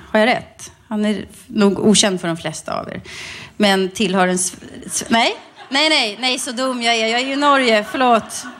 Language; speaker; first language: Swedish; native; Swedish